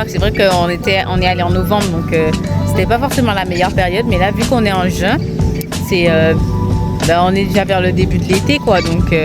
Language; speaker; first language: French; native; French